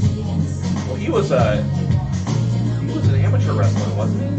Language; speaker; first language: English; native; English